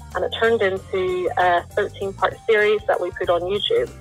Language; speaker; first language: English; native; English